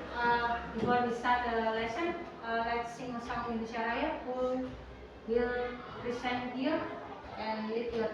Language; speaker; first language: English; non-native, learner; Indonesian